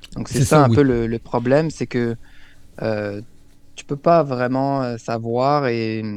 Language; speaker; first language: French; native; French